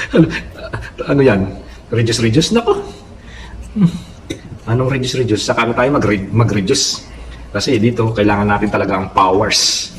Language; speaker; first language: Filipino; non-native, local second language; Pampanga